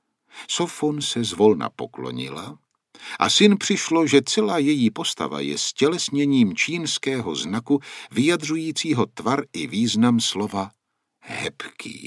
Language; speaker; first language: Czech; native; Czech